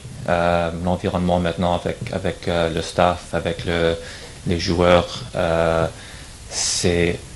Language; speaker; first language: French; non-native, fluent; English